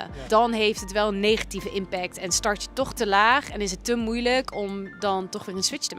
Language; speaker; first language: Dutch; native; Dutch